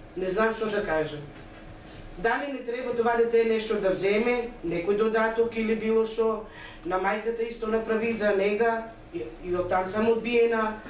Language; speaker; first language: Macedonian; non-native, local second language; Romany